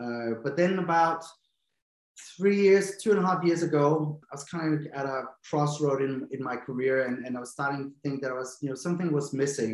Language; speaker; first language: English; non-native, fluent; Danish